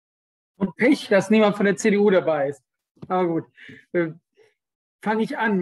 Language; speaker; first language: German; native; German